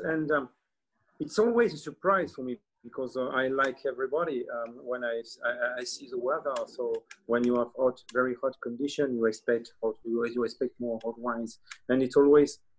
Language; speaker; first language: English; non-native, learner; French